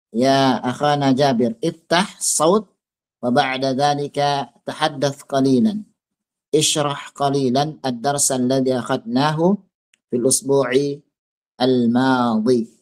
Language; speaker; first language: Arabic; non-native, fluent; Indonesian